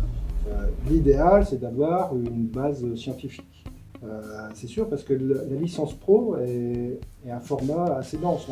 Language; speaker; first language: French; native; French